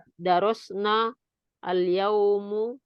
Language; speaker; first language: Arabic; non-native, fluent; Indonesian